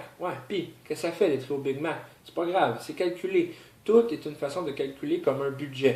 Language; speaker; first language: French; native; French